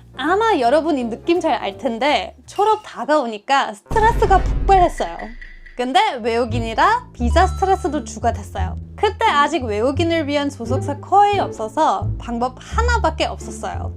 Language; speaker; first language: Korean; non-native, fluent; German